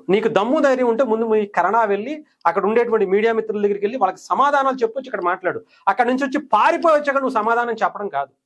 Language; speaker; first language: Telugu; native; Telugu